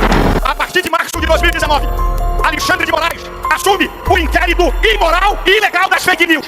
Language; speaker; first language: Portuguese; native; Portuguese